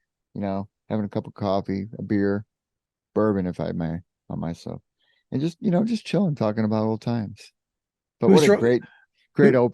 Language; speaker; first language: English; native; English